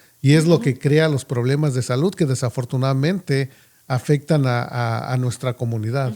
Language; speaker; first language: Spanish; native; Spanish